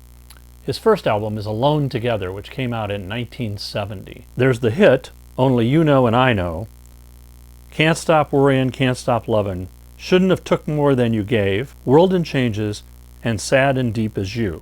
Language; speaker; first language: English; native; English